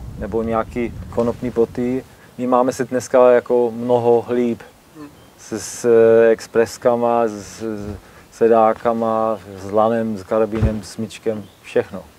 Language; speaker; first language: Czech; non-native, learner; German